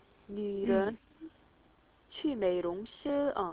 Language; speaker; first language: Chinese; non-native, learner; Korean